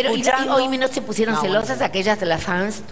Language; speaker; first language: Spanish; native; Spanish